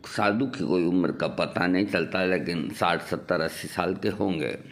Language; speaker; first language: Hindi; native; Hindi